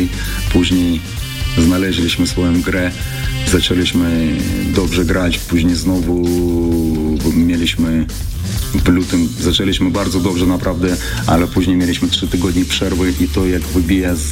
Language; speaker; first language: Polish; non-native, fluent; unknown